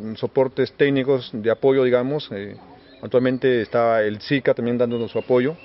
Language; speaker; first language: Spanish; native; Spanish